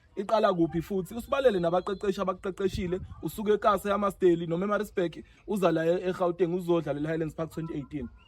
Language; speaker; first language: Zulu; native; Zulu